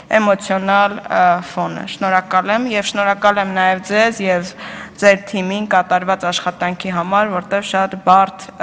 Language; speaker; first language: Armenian; native; Armenian